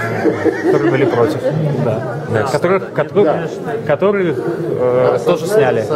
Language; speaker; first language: Russian; native; Russian